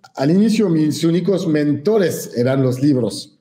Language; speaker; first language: Spanish; non-native, fluent; French